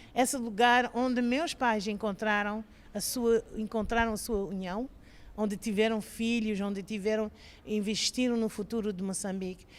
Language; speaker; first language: Portuguese; non-native, fluent; English